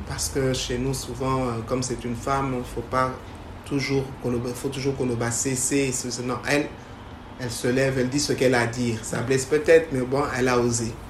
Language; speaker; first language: French; native; French